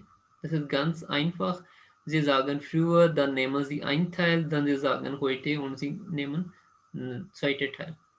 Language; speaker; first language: German; non-native, fluent; Urdu